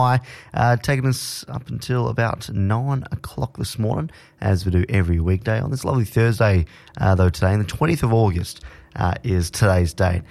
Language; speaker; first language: English; native; English